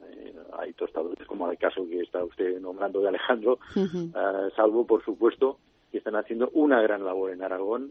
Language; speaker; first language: Spanish; native; Spanish